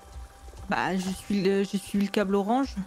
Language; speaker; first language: French; native; French